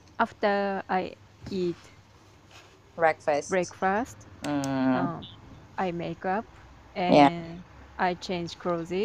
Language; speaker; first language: English; non-native, learner; Japanese